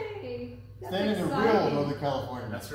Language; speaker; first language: English; native; English